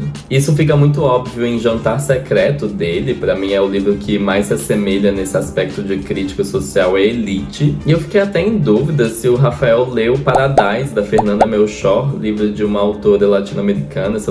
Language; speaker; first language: Portuguese; native; Portuguese